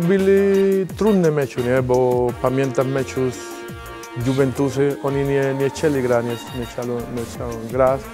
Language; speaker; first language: Polish; non-native, learner; Spanish